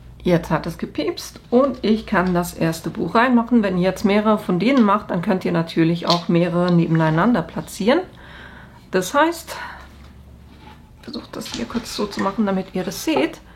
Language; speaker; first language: German; native; German